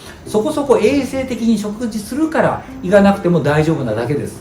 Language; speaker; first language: Japanese; native; Japanese